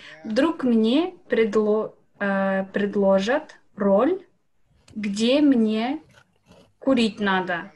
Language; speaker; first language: Russian; non-native, learner; Japanese